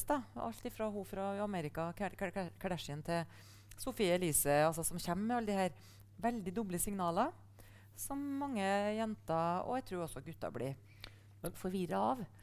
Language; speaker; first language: Norwegian; native; Norwegian